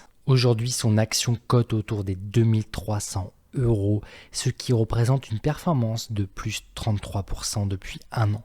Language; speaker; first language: French; native; French